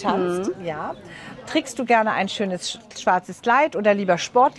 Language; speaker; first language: German; native; German